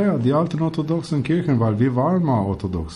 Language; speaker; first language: German; non-native, learner; Albanian